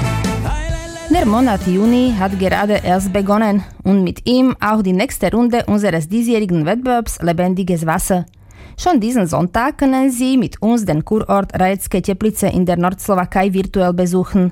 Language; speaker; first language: German; non-native, fluent; Slovak